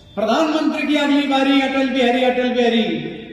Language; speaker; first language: Hindi; non-native, local second language; Marathi